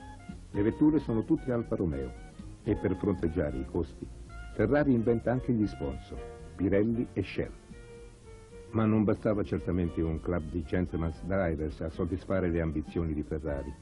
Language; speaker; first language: Italian; native; Italian